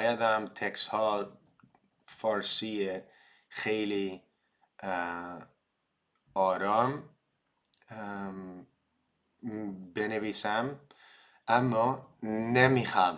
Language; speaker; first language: Persian; non-native, learner; Dutch